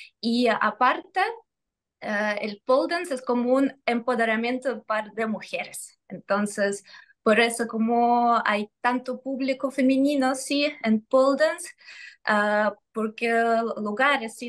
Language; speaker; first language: Spanish; non-native, fluent; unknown